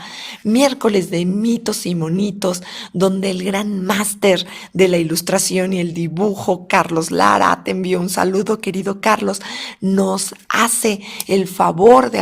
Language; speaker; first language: Spanish; native; Spanish